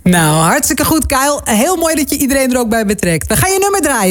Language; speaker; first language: Dutch; native; Dutch